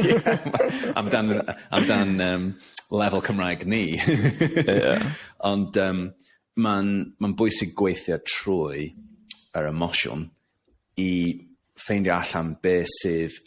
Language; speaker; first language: Welsh; non-native, local second language; English